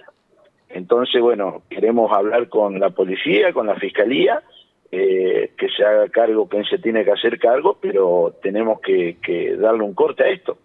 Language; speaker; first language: Spanish; native; Spanish